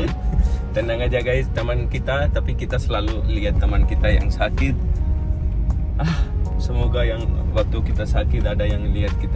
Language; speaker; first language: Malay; non-native, learner; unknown